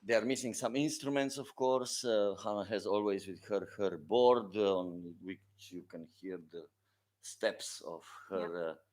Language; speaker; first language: English; non-native, fluent; Slovenian